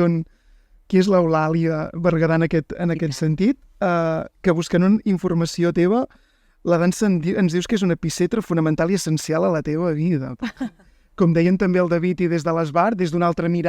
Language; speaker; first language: Catalan; native; Catalan